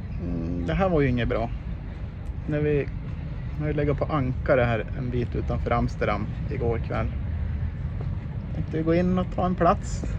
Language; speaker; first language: Swedish; native; Swedish